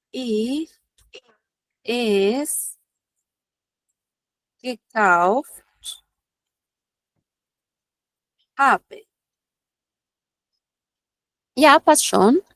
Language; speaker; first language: German; non-native, fluent; Spanish